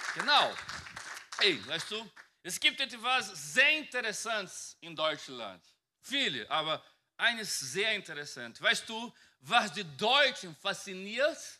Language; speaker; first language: German; non-native, fluent; Portuguese